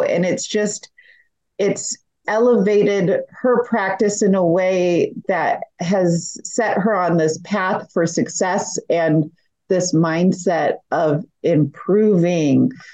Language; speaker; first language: English; native; English